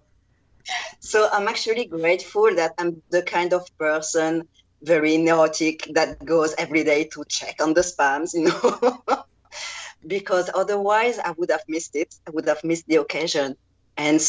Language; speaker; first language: English; non-native, fluent; French